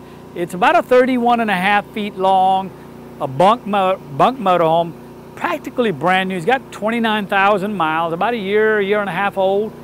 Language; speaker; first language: English; non-native, fluent; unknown